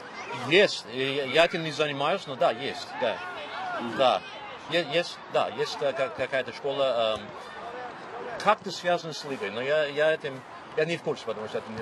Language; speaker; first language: Russian; non-native, fluent; English